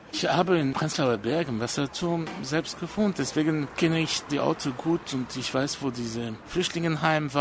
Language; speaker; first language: German; non-native, fluent; French